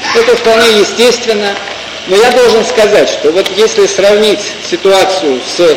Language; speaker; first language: Russian; native; Russian